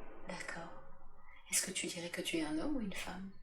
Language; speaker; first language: French; native; French